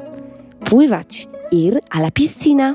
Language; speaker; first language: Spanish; non-native, fluent; Polish